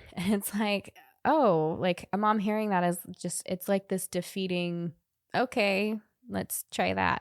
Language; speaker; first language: English; native; English